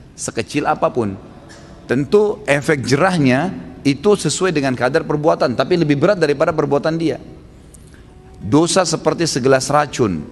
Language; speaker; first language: Indonesian; native; Indonesian